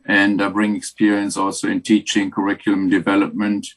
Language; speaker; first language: English; non-native, fluent; German